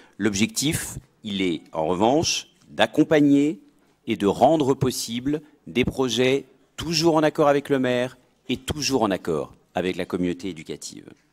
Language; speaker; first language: French; native; French